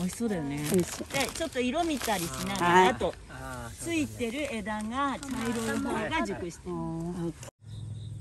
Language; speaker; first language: Japanese; native; Japanese